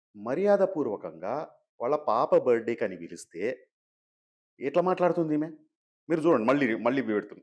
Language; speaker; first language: Telugu; native; Telugu